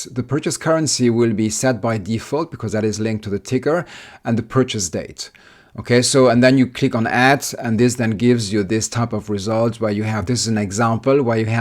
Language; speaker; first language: English; non-native, fluent; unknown